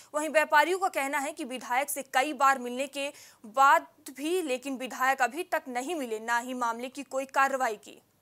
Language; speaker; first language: Hindi; native; Hindi